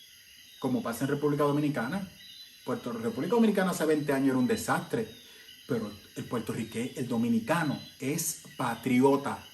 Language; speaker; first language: Spanish; native; Spanish